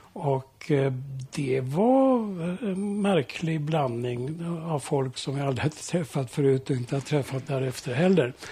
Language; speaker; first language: Swedish; early bilingual, heritage; Swedish